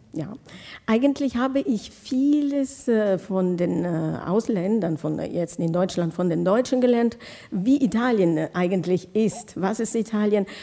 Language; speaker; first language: German; non-native, fluent; Italian